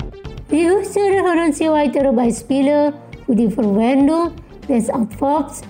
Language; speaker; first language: German; non-native, fluent; Indonesian